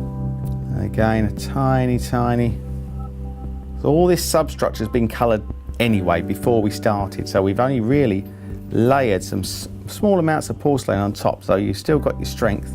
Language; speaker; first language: English; native; English